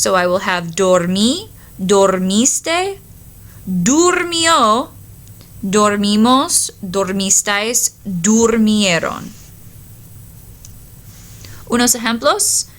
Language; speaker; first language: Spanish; non-native, fluent; English